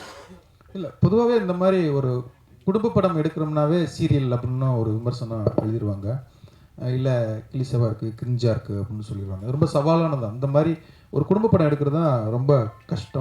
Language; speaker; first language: Tamil; native; Tamil